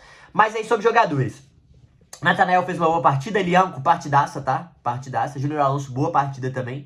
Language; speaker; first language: Portuguese; native; Portuguese